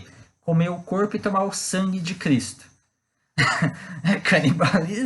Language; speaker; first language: Portuguese; native; Portuguese